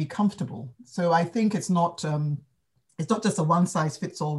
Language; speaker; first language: English; non-native, local second language; Akan